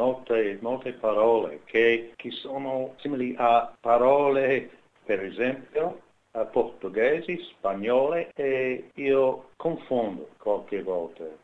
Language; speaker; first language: Italian; non-native, learner; English